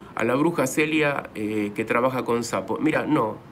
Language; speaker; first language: Spanish; native; Spanish